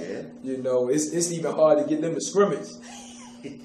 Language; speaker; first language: English; native; English